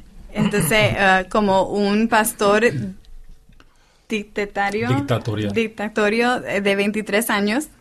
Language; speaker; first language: Spanish; non-native, fluent; English